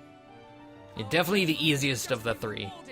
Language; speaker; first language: English; native; English